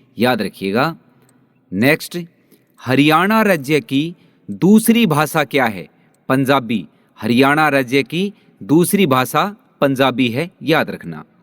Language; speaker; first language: Hindi; native; Hindi